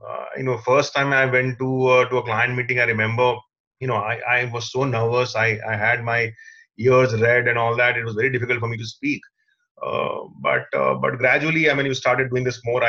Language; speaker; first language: English; non-native, local second language; Hindi